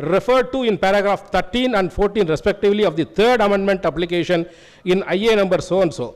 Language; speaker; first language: English; non-native, local second language; Tamil